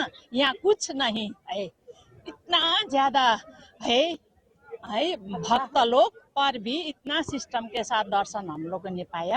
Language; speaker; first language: Hindi; non-native, local second language; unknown